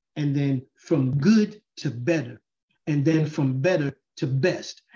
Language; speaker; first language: English; native; English